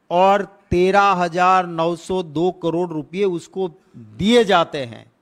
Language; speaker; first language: Hindi; non-native, local second language; Gujarati